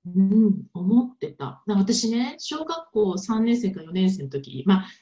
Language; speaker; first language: Japanese; native; Japanese